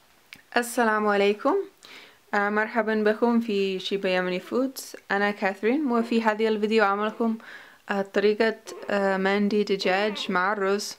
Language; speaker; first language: Arabic; non-native, learner; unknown